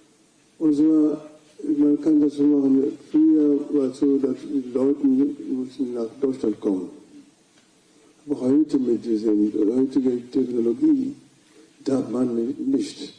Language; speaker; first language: German; non-native, fluent; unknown